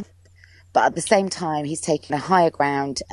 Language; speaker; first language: English; native; English